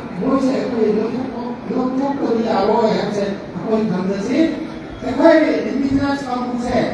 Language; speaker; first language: Manipuri; non-native, local second language; Rongmei Naga